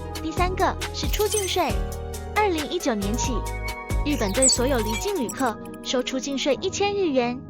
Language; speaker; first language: Chinese; native; Chinese